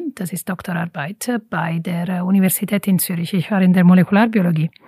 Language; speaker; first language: German; non-native, fluent; Italian